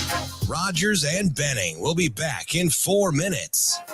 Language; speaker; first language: English; native; English